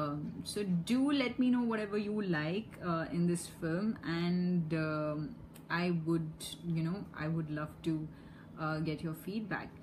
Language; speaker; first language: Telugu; non-native, local second language; Hindi